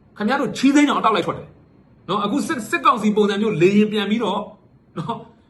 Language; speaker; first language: Burmese; native; Burmese